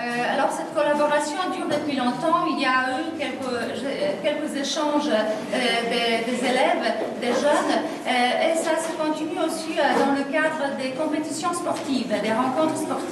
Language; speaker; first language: French; non-native, fluent; Polish